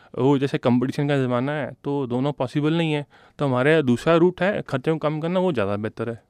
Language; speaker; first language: Hindi; non-native, local second language; Punjabi